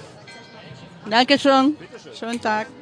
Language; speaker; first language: German; non-native, learner; Ukrainian